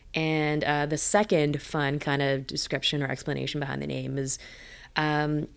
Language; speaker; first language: English; native; English